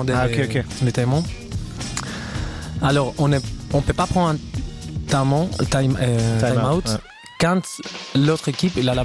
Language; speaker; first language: French; non-native, fluent; Greek